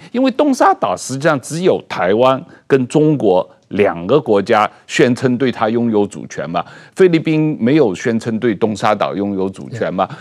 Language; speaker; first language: Chinese; native; Chinese